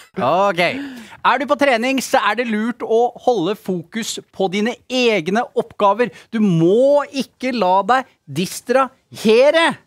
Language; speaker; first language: Norwegian; native; Norwegian